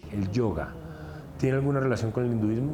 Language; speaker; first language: Spanish; native; Spanish